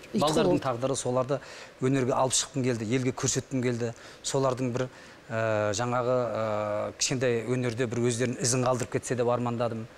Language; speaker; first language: Kazakh; native; Kazakh